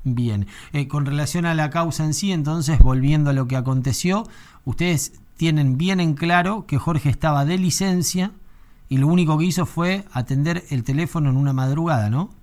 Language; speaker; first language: Spanish; native; Spanish